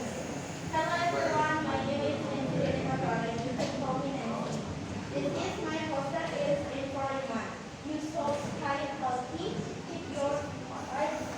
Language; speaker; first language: English; non-native, learner; Indonesian